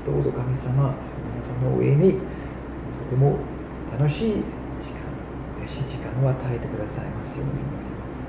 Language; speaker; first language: Japanese; non-native, fluent; German